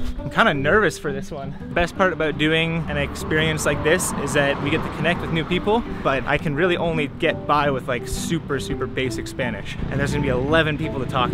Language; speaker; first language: English; native; English